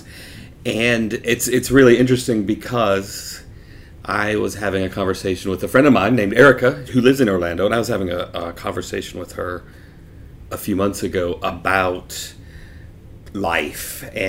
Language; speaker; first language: English; native; English